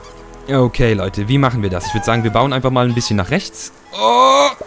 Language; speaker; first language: German; native; German